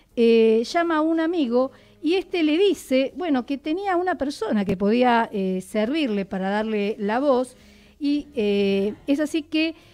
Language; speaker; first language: Spanish; native; Spanish